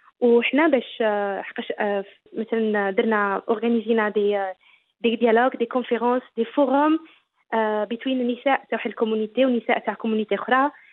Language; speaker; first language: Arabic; early bilingual, heritage; Arabic